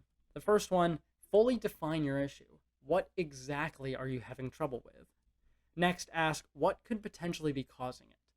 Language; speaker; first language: English; native; English